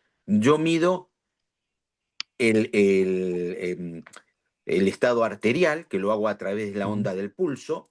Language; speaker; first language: Spanish; native; Spanish